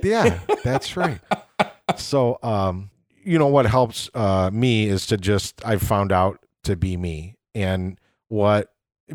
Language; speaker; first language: English; native; English